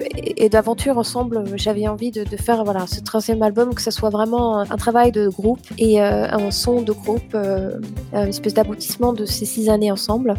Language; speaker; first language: French; non-native, fluent; Swedish